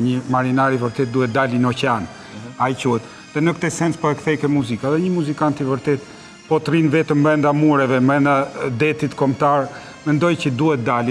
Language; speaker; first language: Albanian; native; Albanian